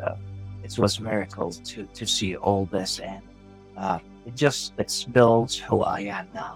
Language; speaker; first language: English; non-native, learner; Arabic